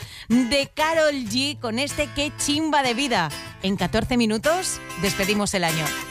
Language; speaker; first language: Spanish; native; Spanish